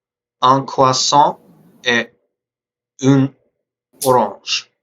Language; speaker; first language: French; non-native, learner; English